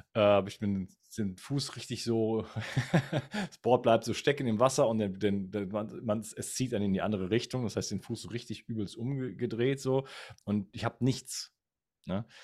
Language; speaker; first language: German; native; German